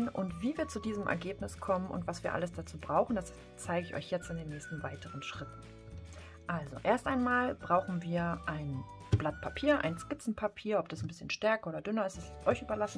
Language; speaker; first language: German; native; German